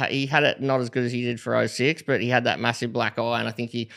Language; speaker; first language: English; native; English